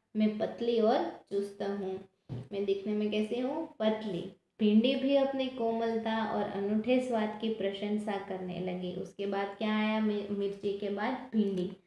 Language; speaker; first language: Hindi; non-native, local second language; Gujarati